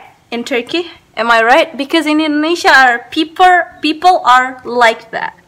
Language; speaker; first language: English; non-native, learner; Indonesian